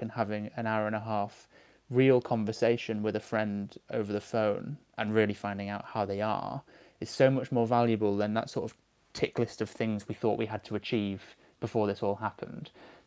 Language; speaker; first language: English; native; English